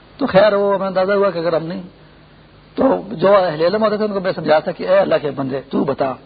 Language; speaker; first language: Urdu; non-native, local second language; Pashto